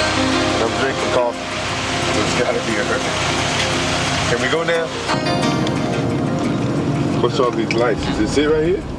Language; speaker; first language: English; native; English